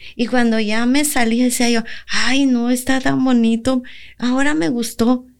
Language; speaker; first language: Spanish; native; Spanish